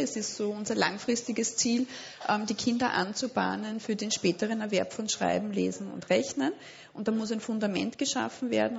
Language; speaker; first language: German; native; German